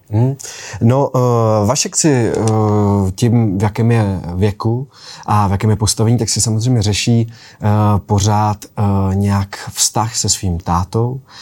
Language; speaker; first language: Czech; native; Czech